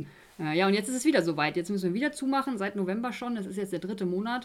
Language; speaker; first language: German; native; German